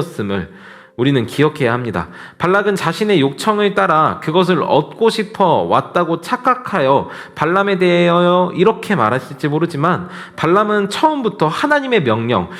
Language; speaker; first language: Korean; native; Korean